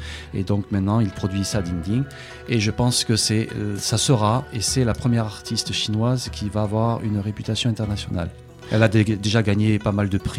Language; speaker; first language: French; native; French